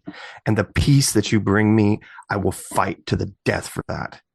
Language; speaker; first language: English; native; English